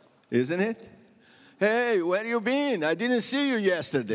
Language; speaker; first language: English; non-native, learner; Portuguese